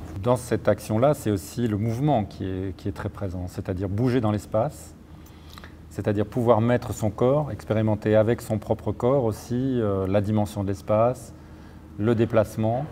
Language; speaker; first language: French; native; French